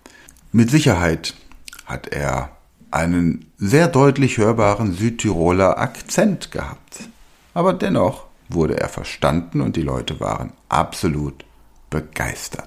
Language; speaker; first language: German; native; German